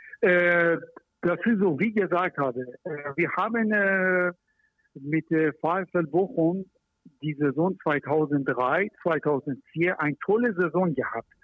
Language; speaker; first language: German; non-native, learner; Persian